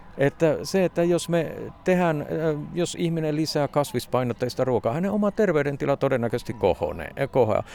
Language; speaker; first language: Finnish; native; Finnish